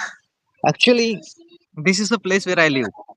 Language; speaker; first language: English; non-native, fluent; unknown